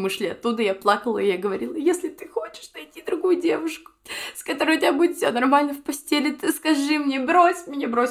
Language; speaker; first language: Russian; native; Russian